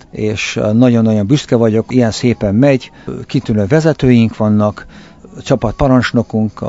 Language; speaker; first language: Hungarian; early bilingual, heritage; Hungarian